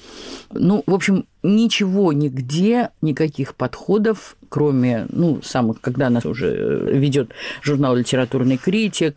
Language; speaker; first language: Russian; native; Russian